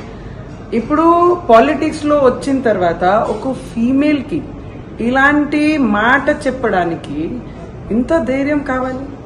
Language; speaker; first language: Telugu; non-native, fluent; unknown